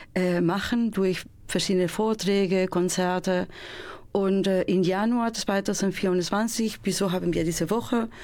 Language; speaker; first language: German; non-native, fluent; Spanish